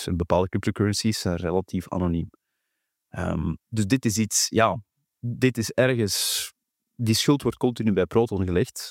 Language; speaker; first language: Dutch; native; Dutch